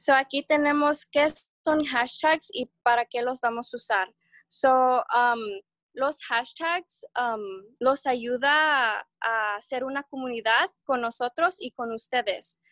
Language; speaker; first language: Spanish; early bilingual, heritage; Spanish